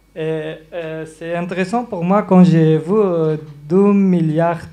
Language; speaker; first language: French; non-native, learner; Persian